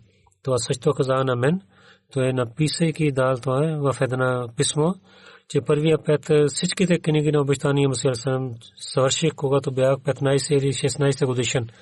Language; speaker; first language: Bulgarian; non-native, learner; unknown